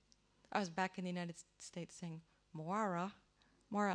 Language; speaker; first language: English; native; English